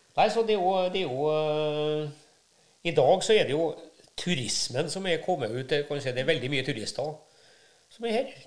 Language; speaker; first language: Norwegian; native; Norwegian